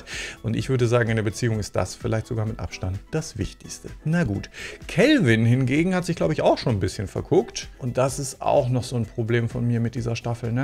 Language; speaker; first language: German; native; German